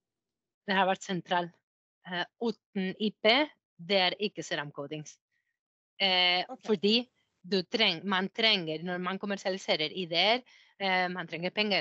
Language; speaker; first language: Norwegian; non-native, fluent; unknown